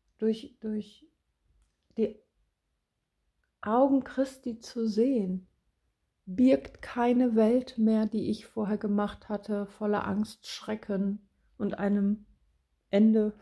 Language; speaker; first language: German; native; German